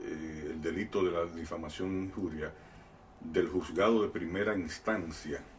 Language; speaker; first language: Spanish; native; Spanish